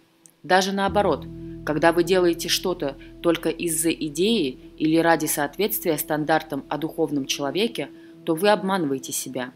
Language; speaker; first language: Russian; native; Russian